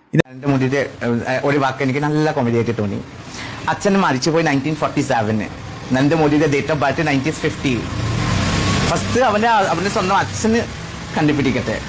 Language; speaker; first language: Malayalam; non-native, fluent; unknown